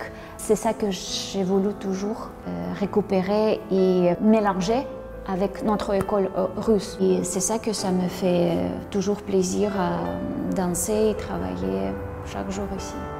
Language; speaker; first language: French; non-native, learner; Russian